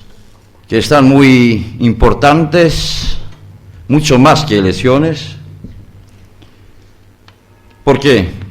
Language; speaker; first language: Spanish; non-native, learner; Greek